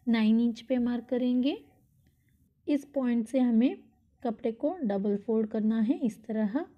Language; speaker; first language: Hindi; non-native, local second language; Kannada